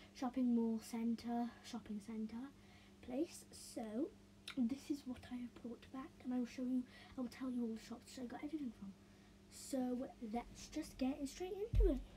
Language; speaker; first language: English; native; English